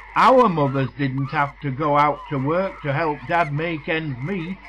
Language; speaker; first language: English; native; English